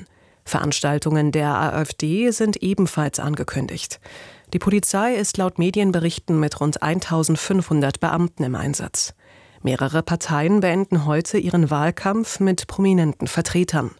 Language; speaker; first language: German; native; German